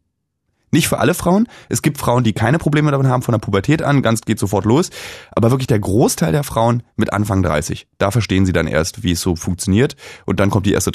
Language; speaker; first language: German; native; German